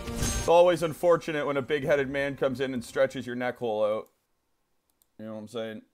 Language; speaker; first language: English; native; English